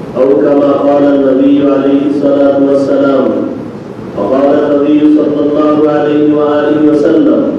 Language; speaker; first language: Arabic; non-native, fluent; Bangla